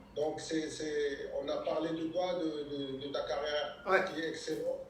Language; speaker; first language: French; non-native, local second language; Arabic